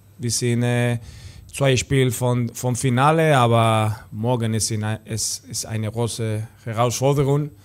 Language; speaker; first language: German; non-native, learner; Spanish